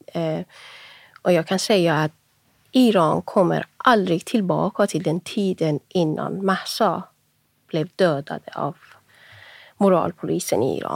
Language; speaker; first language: Swedish; non-native, fluent; Persian